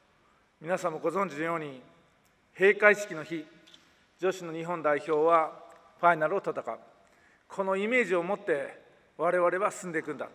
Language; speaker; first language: Japanese; native; Japanese